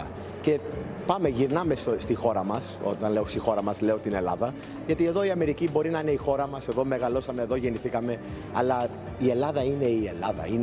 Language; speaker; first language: Greek; early bilingual, heritage; Greek